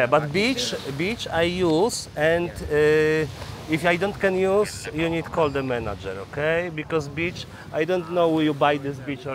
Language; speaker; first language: English; non-native, learner; Polish